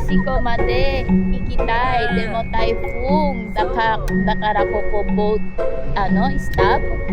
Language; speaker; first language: Japanese; non-native, learner; Filipino